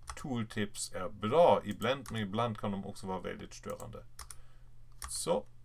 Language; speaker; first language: Swedish; non-native, fluent; German